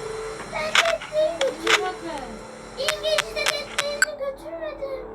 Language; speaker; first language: Turkish; native; Turkish